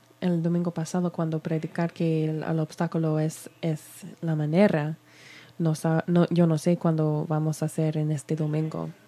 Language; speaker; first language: Spanish; non-native, learner; English